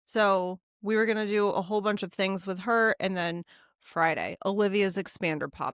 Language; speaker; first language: English; native; English